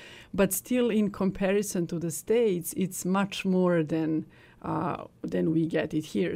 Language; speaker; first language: English; non-native, fluent; Serbian